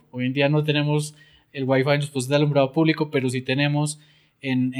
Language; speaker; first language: Spanish; native; Spanish